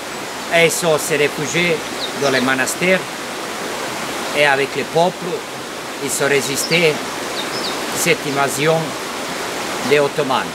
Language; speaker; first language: French; non-native, fluent; Serbian